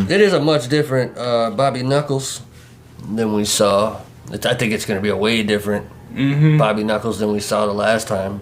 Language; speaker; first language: English; native; English